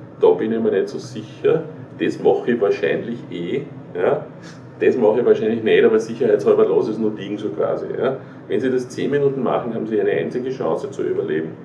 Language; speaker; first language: German; native; German